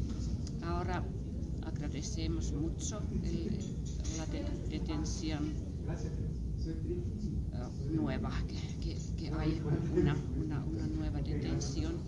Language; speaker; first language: Spanish; non-native, fluent; Finnish